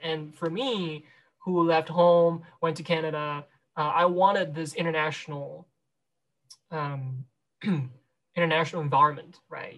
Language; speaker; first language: English; non-native, local second language; Cantonese